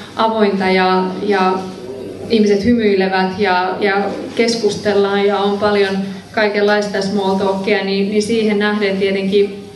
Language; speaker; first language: Finnish; early bilingual, other home language; Persian